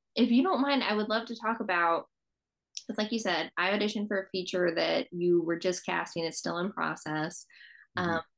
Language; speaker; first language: English; native; English